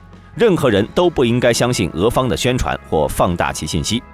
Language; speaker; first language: Chinese; native; Chinese